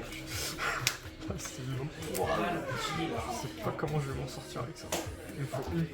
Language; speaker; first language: French; native; French